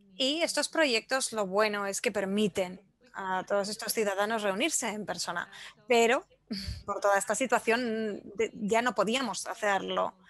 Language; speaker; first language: Spanish; non-native, fluent; Polish